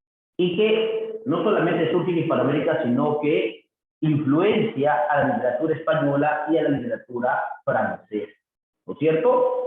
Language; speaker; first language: Spanish; native; Spanish